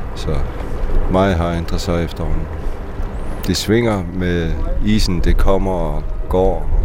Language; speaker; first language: Danish; non-native, local second language; Kalaallisut